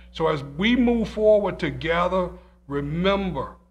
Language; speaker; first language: English; native; English